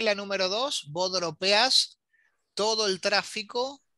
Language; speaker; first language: Spanish; native; Spanish